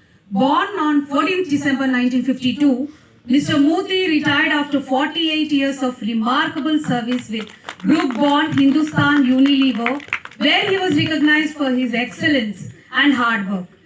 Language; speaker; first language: English; non-native, local second language; Telugu